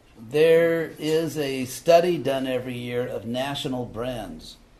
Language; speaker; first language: English; native; English